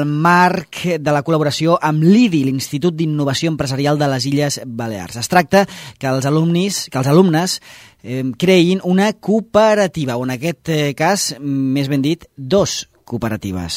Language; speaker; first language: Catalan; native; Catalan